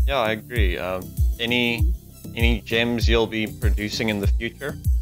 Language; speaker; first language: English; non-native, local second language; Afrikaans